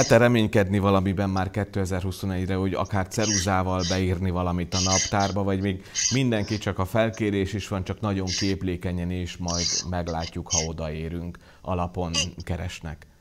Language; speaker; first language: Hungarian; native; Hungarian